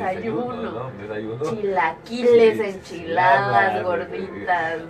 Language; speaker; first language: Spanish; native; Spanish